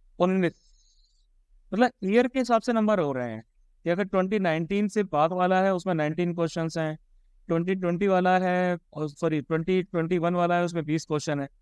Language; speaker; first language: Hindi; native; Hindi